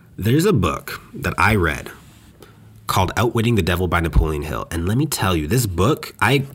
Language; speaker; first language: English; native; English